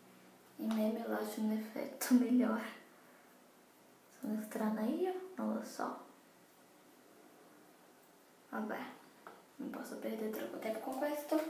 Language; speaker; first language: Italian; non-native, fluent; Portuguese